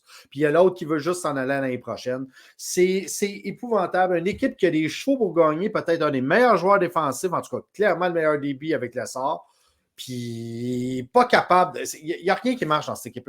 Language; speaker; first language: French; native; French